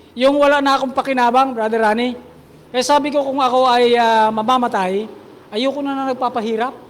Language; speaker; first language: Filipino; native; Filipino